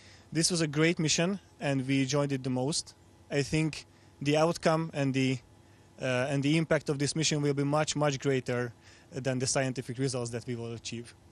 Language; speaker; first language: English; non-native, fluent; Hungarian